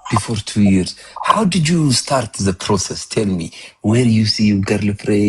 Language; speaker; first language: English; non-native, fluent; Amharic